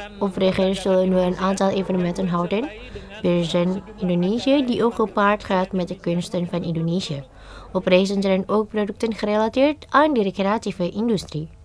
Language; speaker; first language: Dutch; non-native, fluent; Indonesian